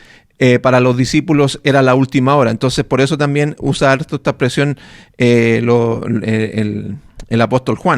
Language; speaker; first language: Spanish; native; Spanish